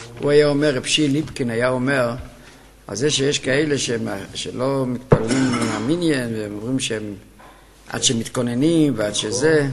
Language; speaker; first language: Hebrew; native; Hebrew